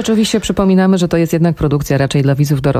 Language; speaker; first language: Polish; native; Polish